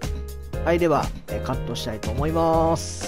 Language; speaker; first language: Japanese; native; Japanese